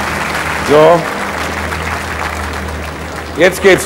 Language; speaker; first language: German; native; German